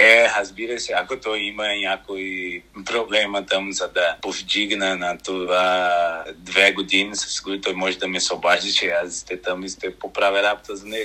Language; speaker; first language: Bulgarian; non-native, learner; Portuguese